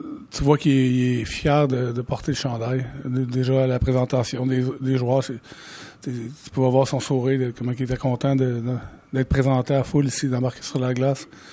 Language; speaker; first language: French; native; French